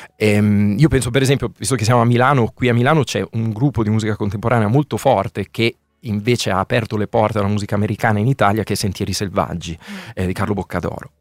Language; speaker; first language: Italian; native; Italian